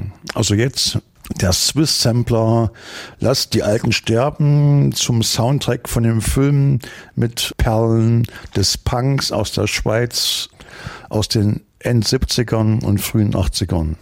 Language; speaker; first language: German; native; German